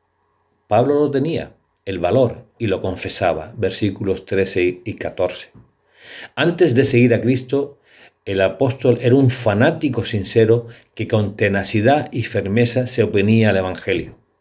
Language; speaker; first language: Spanish; native; Spanish